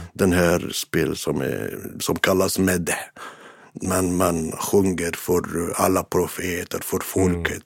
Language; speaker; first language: Swedish; non-native, fluent; Arabic